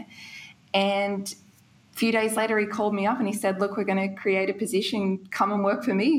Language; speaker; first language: English; native; English